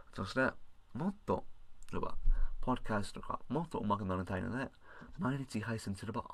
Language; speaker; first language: Japanese; non-native, learner; English